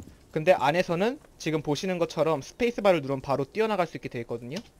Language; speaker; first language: Korean; early bilingual, heritage; Korean